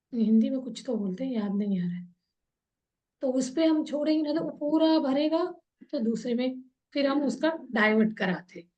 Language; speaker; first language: Hindi; non-native, local second language; Kannada